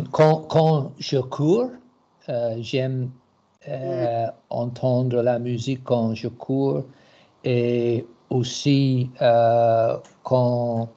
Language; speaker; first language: French; non-native, learner; English